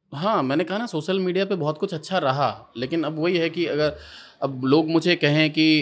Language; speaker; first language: Hindi; native; Hindi